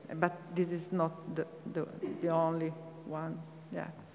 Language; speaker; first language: English; non-native, learner; Italian